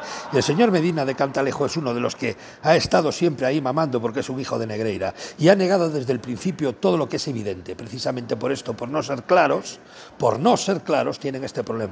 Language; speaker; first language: Spanish; native; Spanish